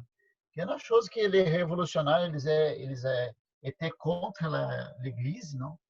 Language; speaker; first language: French; non-native, learner; Portuguese